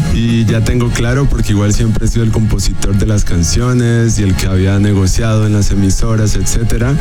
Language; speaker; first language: Spanish; native; Spanish